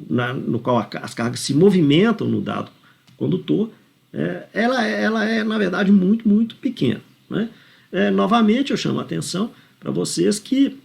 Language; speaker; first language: Portuguese; native; Portuguese